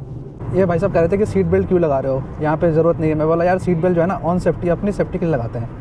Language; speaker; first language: Hindi; native; Hindi